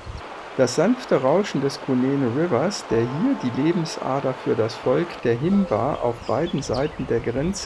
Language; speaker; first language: German; native; German